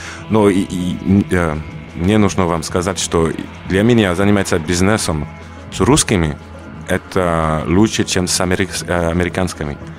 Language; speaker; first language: Russian; non-native, learner; French